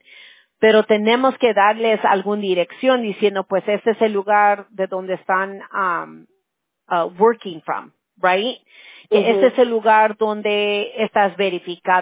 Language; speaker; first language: Spanish; early bilingual, heritage; Spanish